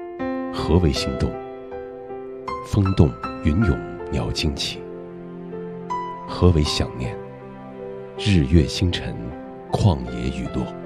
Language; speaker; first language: Chinese; native; Chinese